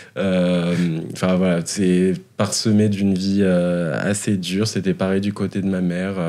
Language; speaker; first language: French; non-native, local second language; Arabic